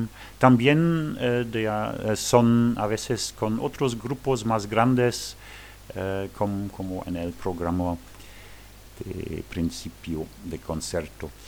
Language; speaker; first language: Spanish; non-native, learner; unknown